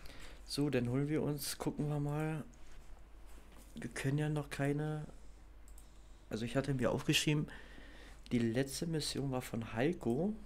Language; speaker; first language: German; native; German